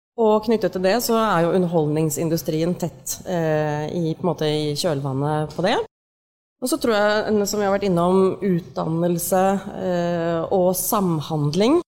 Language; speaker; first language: Norwegian; native; Norwegian